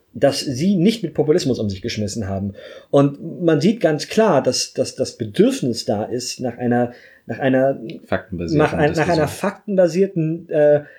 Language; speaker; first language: German; native; German